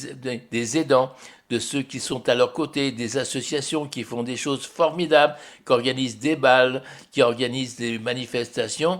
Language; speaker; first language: French; native; French